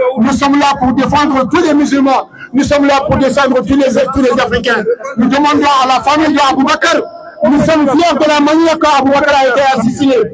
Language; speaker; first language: French; non-native, local second language; Soninke